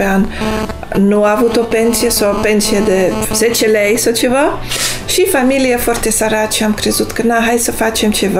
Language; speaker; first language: Romanian; non-native, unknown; Dutch